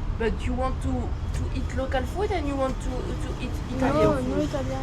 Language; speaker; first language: English; non-native, learner; French